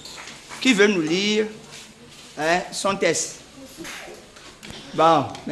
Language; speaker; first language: French; native; French